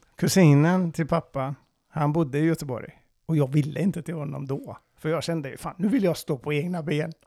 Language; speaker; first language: Swedish; non-native, fluent; Persian